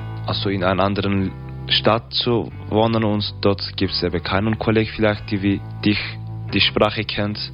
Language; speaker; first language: German; non-native, learner; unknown